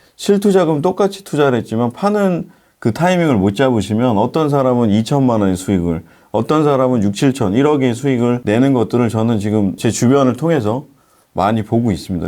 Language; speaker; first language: Korean; native; Korean